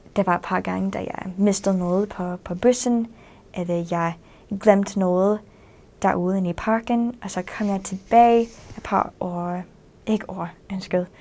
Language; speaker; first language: Danish; non-native, fluent; English